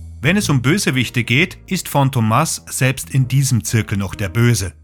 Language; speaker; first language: German; native; German